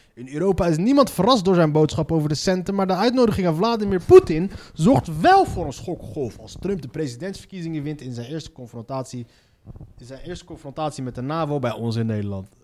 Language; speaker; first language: Dutch; native; Dutch